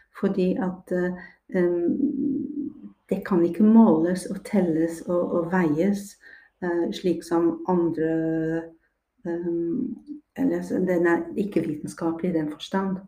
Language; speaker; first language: Norwegian; non-native, fluent; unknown